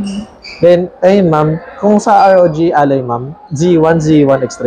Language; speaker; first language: Filipino; native; Filipino